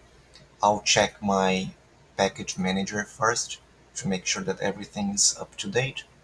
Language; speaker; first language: English; non-native, fluent; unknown